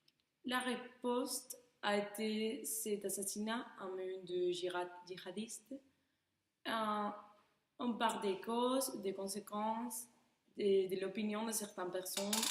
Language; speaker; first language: French; non-native, learner; Spanish